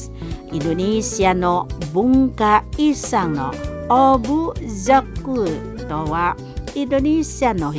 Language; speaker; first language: Japanese; non-native, fluent; Indonesian